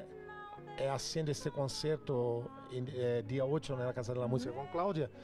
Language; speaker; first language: Spanish; non-native, local second language; Portuguese